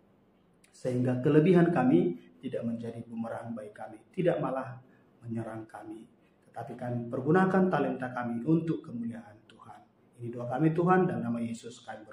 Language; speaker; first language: Indonesian; native; Indonesian